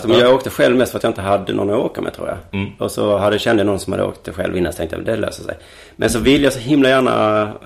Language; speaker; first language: Swedish; native; Swedish